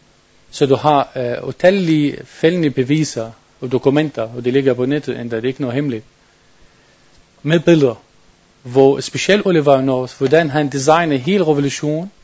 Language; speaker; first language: Danish; non-native, learner; Arabic